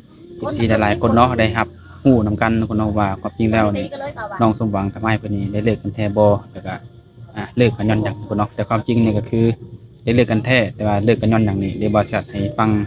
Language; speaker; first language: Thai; non-native, local second language; Northeastern Thai